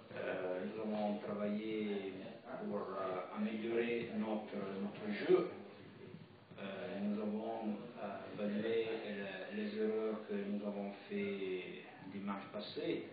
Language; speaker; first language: French; non-native, fluent; Italian